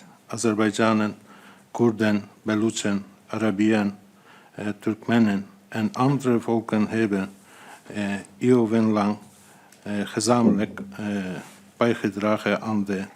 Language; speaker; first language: Dutch; non-native, fluent; Azerbaijani